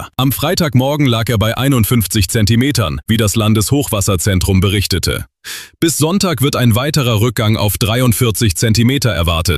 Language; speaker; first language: German; native; German